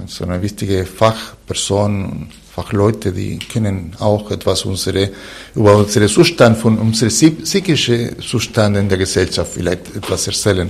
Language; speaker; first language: German; non-native, fluent; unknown